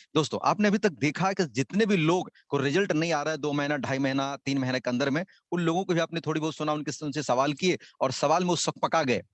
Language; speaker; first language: Hindi; native; Hindi